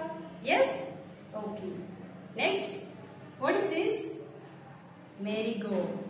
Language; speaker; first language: English; non-native, local second language; Marathi